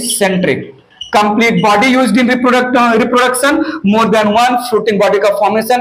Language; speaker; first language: Hindi; native; Hindi